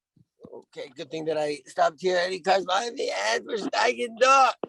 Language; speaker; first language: English; native; English